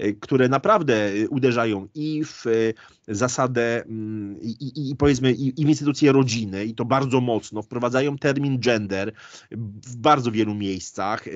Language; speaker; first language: Polish; native; Polish